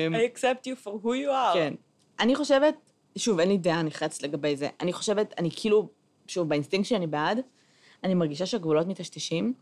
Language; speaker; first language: Hebrew; native; Hebrew